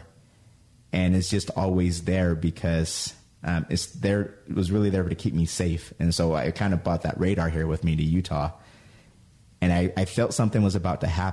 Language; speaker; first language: English; native; English